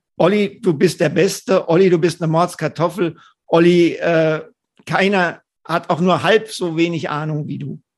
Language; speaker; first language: German; native; German